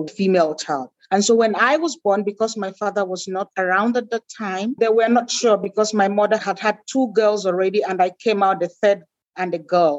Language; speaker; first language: English; non-native, local second language; Igbo